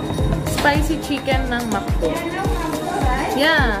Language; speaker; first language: English; non-native, local second language; Filipino